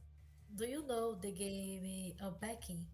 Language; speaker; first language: English; non-native, learner; Portuguese